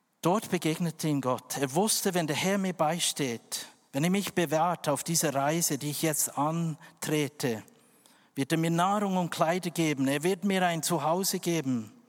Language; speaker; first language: German; non-native, fluent; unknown